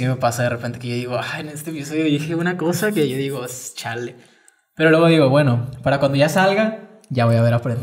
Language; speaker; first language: Spanish; native; Spanish